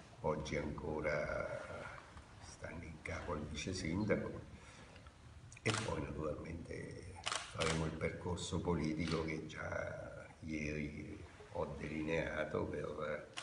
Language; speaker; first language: Italian; native; Italian